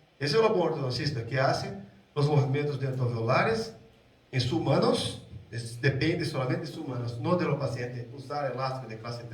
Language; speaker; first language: Spanish; non-native, learner; Portuguese